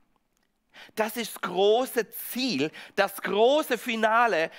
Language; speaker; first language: German; native; German